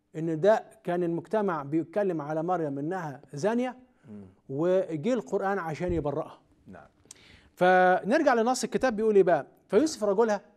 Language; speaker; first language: Arabic; native; Arabic